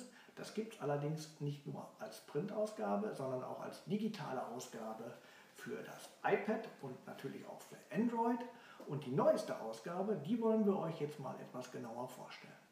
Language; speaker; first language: German; native; German